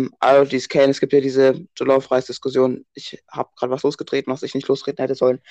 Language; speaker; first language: German; early bilingual, other home language; English